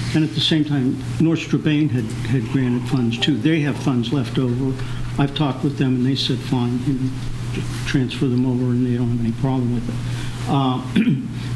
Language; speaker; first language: English; native; English